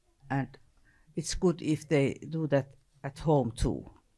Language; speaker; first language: English; non-native, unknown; Finnish